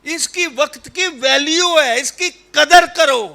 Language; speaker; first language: Urdu; non-native, local second language; Punjabi